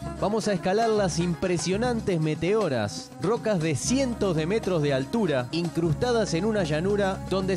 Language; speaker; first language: Spanish; native; Spanish